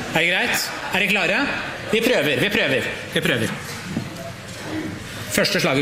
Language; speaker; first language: Norwegian; non-native, learner; Spanish